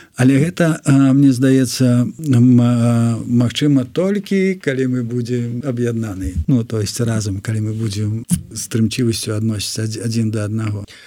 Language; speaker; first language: Belarusian; non-native, local second language; Russian